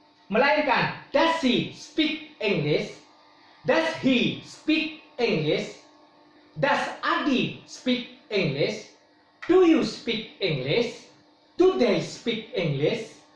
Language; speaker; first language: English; non-native, fluent; Indonesian